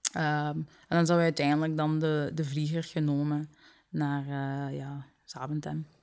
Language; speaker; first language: Dutch; early bilingual, other home language; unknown